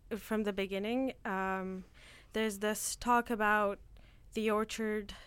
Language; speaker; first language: English; non-native, fluent; Turkish